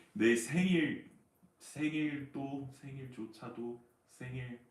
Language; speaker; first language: Korean; non-native, fluent; English